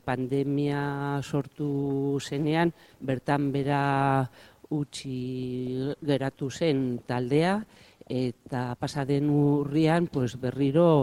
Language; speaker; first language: Basque; non-native, local second language; Spanish